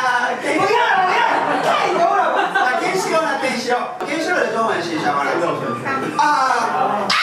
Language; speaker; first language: Chinese; non-native, fluent; Japanese